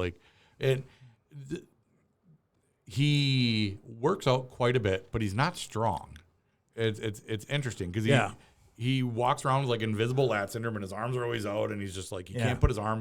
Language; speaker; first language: English; native; English